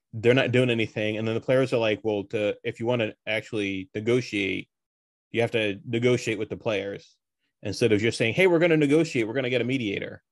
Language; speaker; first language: English; early bilingual, other home language; Spanish